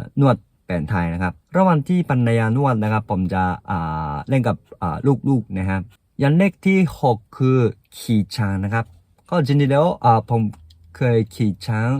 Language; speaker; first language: Thai; non-native, fluent; Japanese